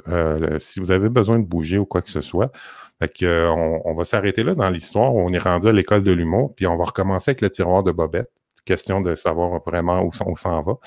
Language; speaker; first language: French; native; French